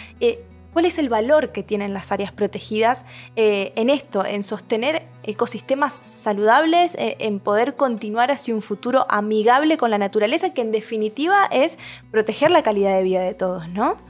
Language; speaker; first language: Spanish; native; Spanish